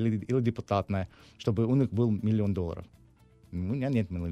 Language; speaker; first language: Russian; non-native, learner; English